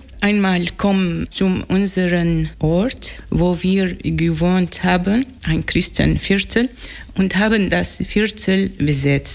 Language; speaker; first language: German; non-native, learner; Arabic